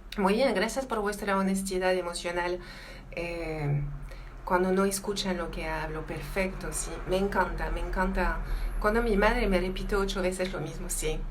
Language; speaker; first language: Spanish; non-native, fluent; French